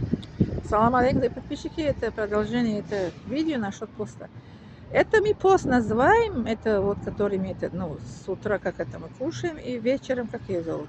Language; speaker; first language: Russian; non-native, learner; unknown